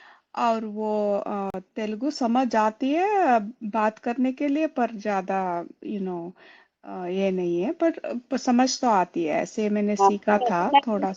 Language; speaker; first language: Hindi; non-native, local second language; Kannada